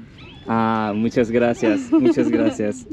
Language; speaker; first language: Spanish; non-native, learner; Turkish